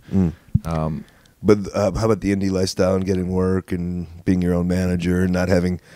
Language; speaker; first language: English; native; English